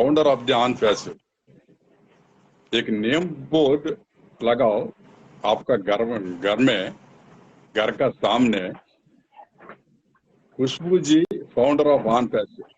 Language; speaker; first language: Hindi; non-native, local second language; Telugu